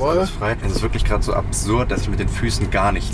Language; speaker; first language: German; native; German